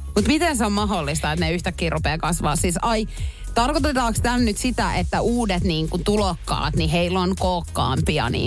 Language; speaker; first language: Finnish; native; Finnish